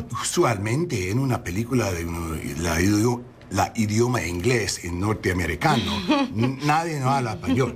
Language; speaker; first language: Spanish; non-native, learner; English